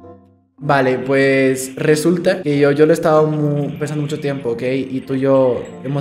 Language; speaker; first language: Spanish; native; Spanish